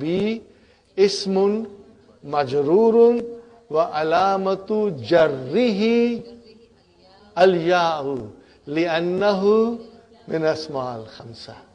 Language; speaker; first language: Arabic; non-native, fluent; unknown